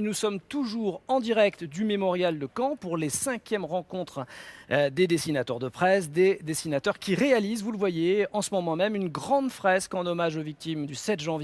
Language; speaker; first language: French; native; French